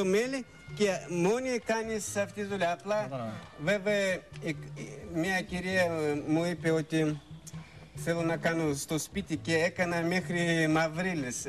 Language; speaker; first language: Greek; non-native, fluent; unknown